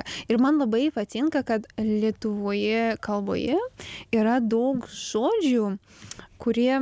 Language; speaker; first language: Lithuanian; non-native, learner; Ukrainian